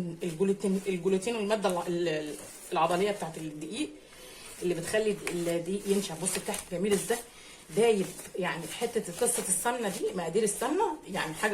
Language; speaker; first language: Arabic; native; Arabic